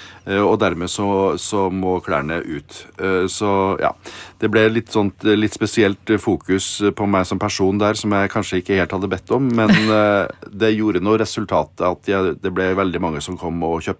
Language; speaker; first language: Norwegian; native; Norwegian